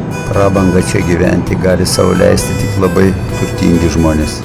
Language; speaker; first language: Lithuanian; native; Lithuanian